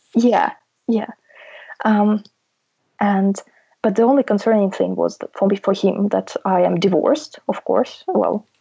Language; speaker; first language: English; non-native, fluent; Russian